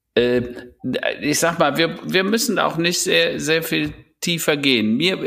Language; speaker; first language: German; native; German